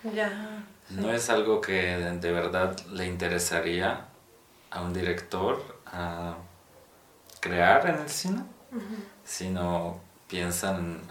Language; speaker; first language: Spanish; non-native, fluent; Polish